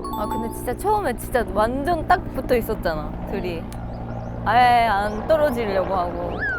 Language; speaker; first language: Korean; non-native, fluent; Japanese